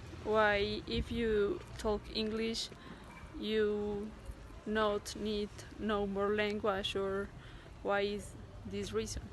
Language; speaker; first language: English; non-native, learner; Spanish